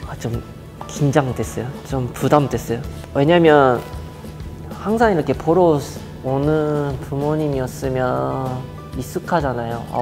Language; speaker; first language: Korean; early bilingual, heritage; Japanese